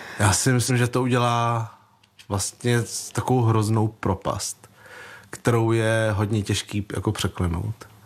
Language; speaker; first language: Czech; early bilingual, other home language; Vietnamese